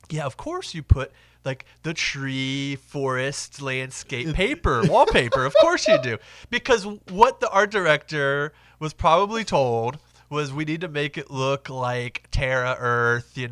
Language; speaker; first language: English; native; English